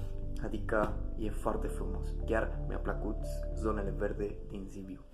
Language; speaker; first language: Romanian; non-native, learner; Spanish